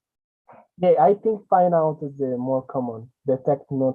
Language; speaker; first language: English; non-native, learner; Spanish